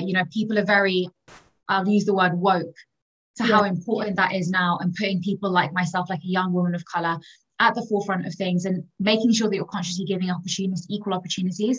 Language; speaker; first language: English; native; English